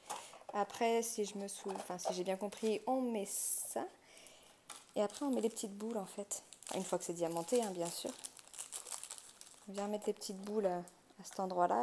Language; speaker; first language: French; native; French